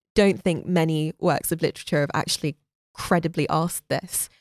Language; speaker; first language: English; native; English